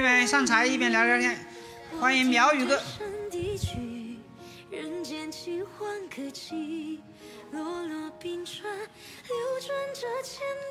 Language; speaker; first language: Chinese; native; Chinese